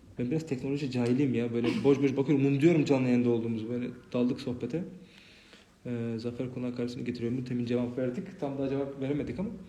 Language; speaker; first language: Turkish; native; Turkish